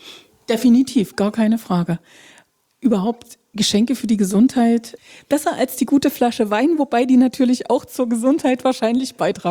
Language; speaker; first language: German; native; German